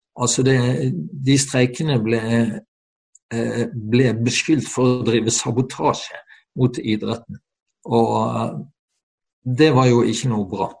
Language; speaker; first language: Norwegian; native; Norwegian